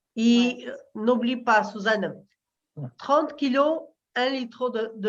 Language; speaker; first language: French; non-native, fluent; Portuguese